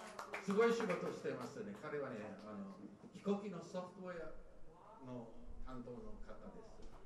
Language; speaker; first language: Japanese; non-native, fluent; English